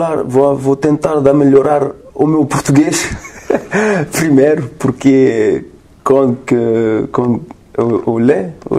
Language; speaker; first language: Portuguese; non-native, learner; French